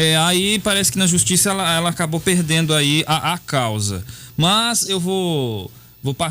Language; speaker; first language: Portuguese; native; Portuguese